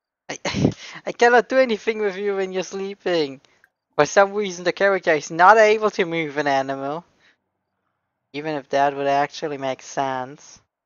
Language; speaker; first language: English; non-native, fluent; German